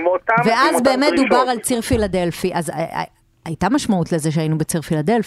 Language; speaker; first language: Hebrew; native; Hebrew